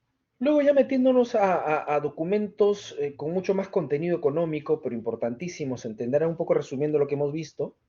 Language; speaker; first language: Spanish; native; Spanish